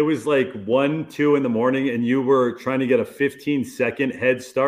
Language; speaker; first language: English; native; English